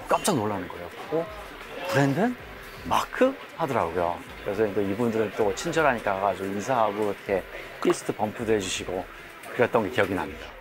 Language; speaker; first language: Korean; native; Korean